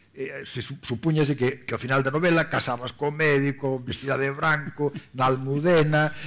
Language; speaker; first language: Galician; native; Galician